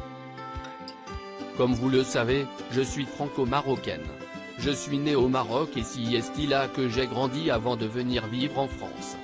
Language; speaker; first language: French; native; French